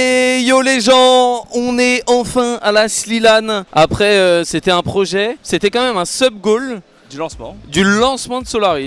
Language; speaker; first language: French; native; French